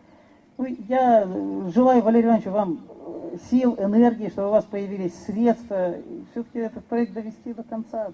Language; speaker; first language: Russian; native; Russian